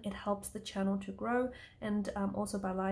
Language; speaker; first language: English; native; English